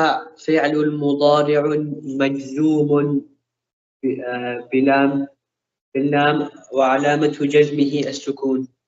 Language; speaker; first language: Arabic; non-native, learner; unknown